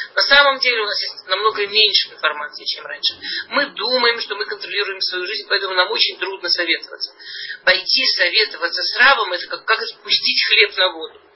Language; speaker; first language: Russian; early bilingual, heritage; Russian